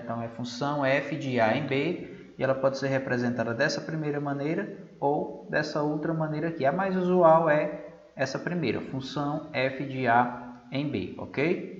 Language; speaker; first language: Portuguese; native; Portuguese